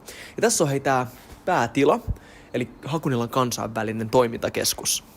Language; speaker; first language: Finnish; native; Finnish